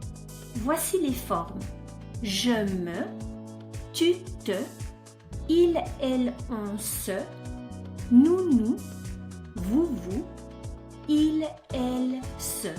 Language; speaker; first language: French; non-native, fluent; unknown